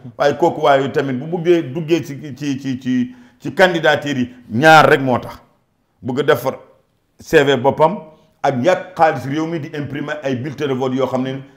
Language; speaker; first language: Wolof; non-native, local second language; Fula